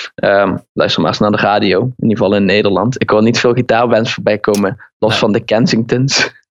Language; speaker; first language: Dutch; native; Dutch